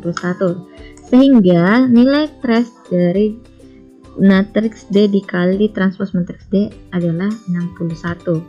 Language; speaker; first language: Indonesian; native; Indonesian